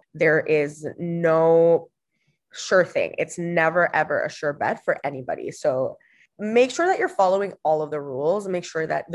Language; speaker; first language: English; non-native, fluent; Spanish